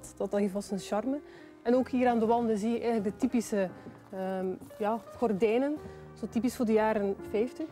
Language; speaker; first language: Dutch; native; Dutch